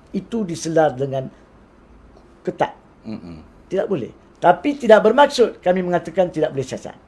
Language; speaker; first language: Malay; native; Malay